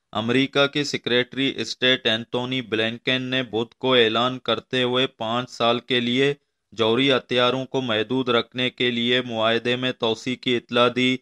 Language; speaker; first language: Urdu; non-native, local second language; Baluchi